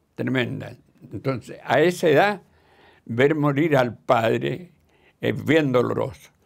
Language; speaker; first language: Spanish; native; Spanish